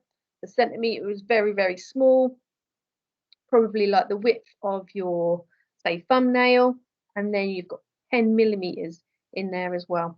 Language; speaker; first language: English; native; English